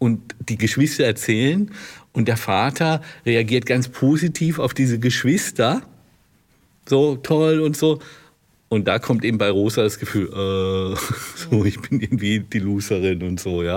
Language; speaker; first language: German; native; German